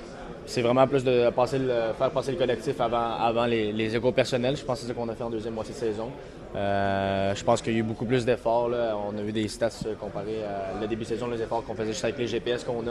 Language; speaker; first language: French; native; French